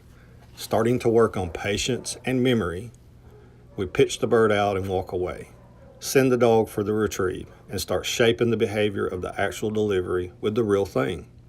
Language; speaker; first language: English; native; English